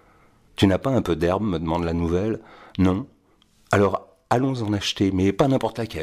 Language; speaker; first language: French; native; French